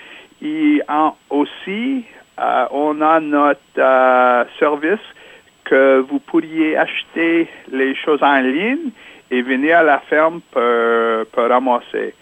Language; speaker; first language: French; non-native, local second language; English